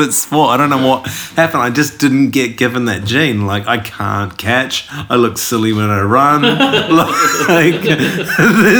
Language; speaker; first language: English; native; English